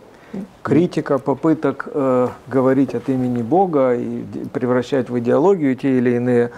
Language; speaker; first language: Russian; native; Russian